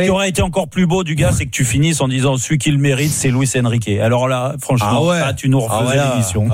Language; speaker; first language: French; native; French